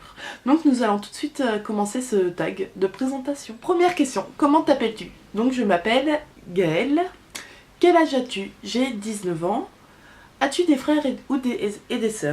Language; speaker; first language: French; native; French